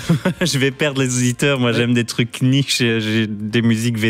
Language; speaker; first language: French; native; French